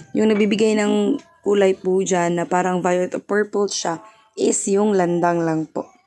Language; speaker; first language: Filipino; non-native, local second language; Cebuano